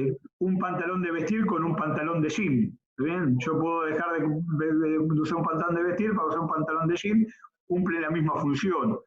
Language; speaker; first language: Spanish; native; Spanish